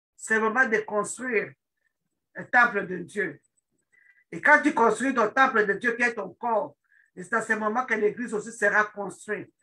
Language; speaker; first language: French; non-native, local second language; Lingala